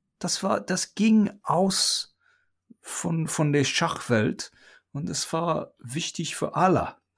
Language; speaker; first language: German; non-native, fluent; English